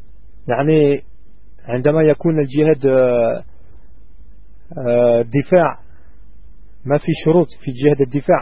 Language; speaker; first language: Arabic; non-native, learner; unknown